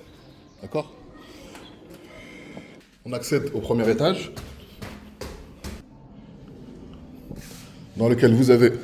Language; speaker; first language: French; non-native, local second language; Arabic